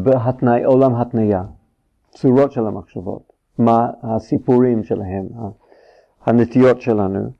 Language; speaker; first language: Hebrew; non-native, fluent; English